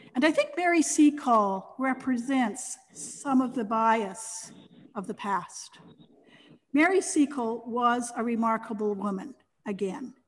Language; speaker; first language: English; native; English